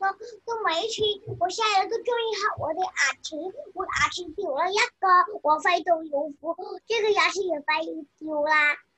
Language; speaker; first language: Chinese; early bilingual, other home language; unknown